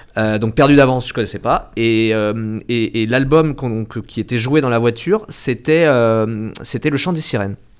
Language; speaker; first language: French; native; French